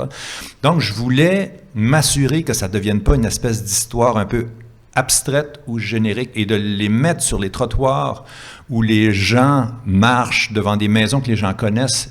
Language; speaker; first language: French; native; French